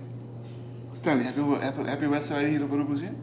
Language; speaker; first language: Dutch; non-native, local second language; Papiamento